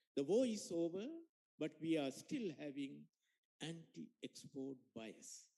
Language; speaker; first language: English; non-native, local second language; Sinhala